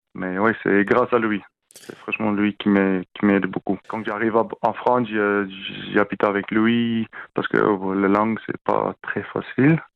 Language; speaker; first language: French; non-native, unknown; Afrikaans